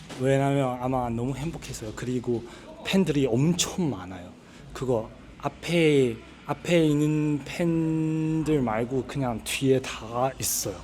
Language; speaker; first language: Korean; non-native, learner; Chinese